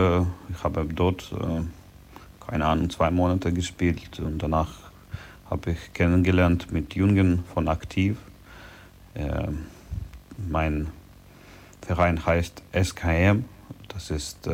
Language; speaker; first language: German; non-native, learner; Ukrainian